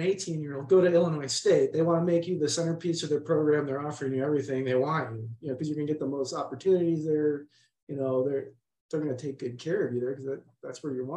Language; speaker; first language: English; native; English